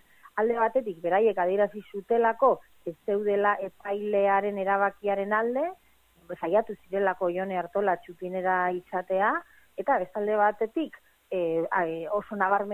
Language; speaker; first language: Basque; native; Basque